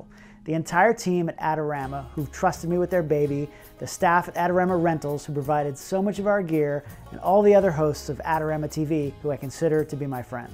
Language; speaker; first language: English; native; English